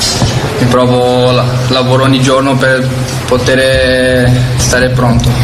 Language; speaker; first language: Italian; non-native, fluent; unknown